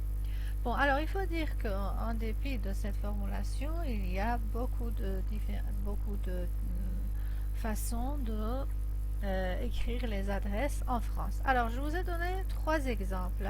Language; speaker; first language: French; non-native, fluent; Persian